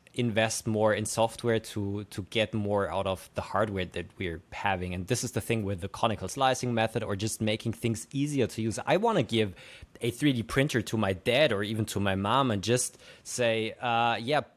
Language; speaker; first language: English; non-native, fluent; German